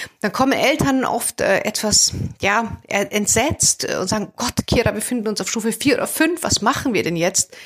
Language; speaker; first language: German; native; German